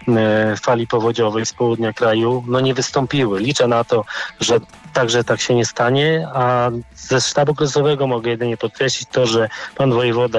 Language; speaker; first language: Polish; native; Polish